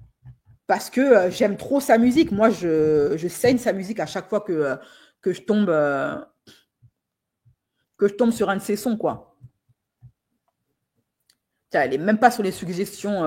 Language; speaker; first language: French; native; French